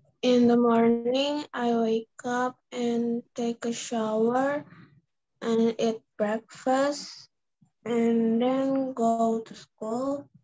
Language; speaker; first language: English; non-native, local second language; Indonesian